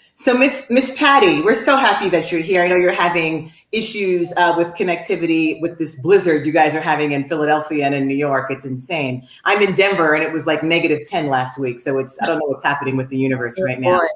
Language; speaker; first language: English; native; English